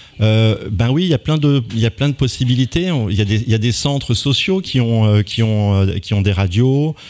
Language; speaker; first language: French; native; French